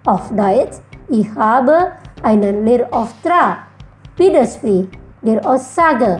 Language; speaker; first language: German; non-native, fluent; Indonesian